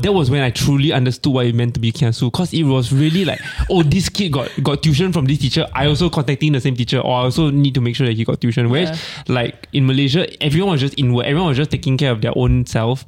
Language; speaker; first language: English; non-native, local second language; Min Nan Chinese